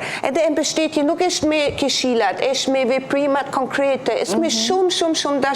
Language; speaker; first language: Albanian; non-native, fluent; German